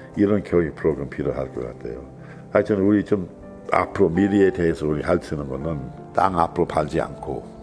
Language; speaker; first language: Korean; non-native, fluent; English